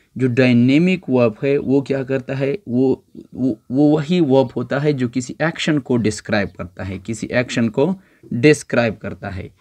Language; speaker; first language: Urdu; non-native, local second language; Pashto